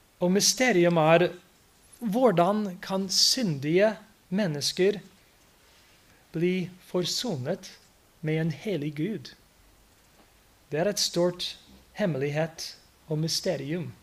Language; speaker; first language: Norwegian; non-native, fluent; English